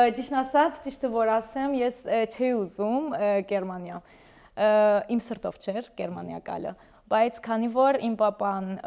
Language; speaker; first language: Armenian; early bilingual, heritage; Armenian